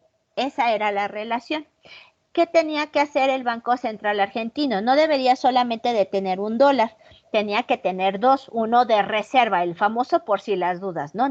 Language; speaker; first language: Spanish; native; Spanish